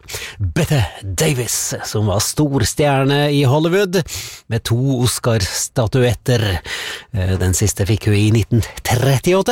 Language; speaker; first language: Norwegian; native; Norwegian